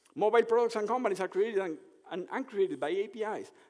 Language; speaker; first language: English; non-native, fluent; Spanish